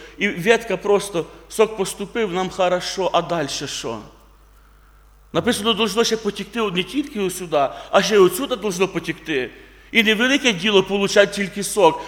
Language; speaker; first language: Ukrainian; non-native, local second language; Russian